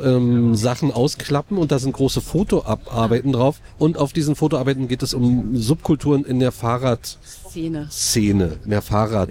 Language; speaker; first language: German; native; German